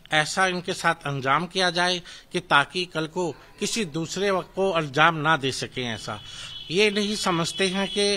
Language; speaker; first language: Hindi; native; Hindi